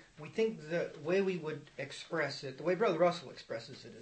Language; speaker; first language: English; native; English